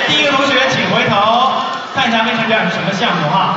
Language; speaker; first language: Chinese; native; Chinese